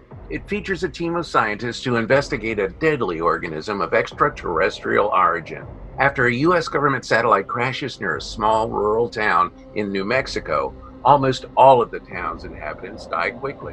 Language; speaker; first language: English; native; English